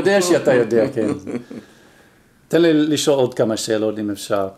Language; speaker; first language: Hebrew; non-native, fluent; English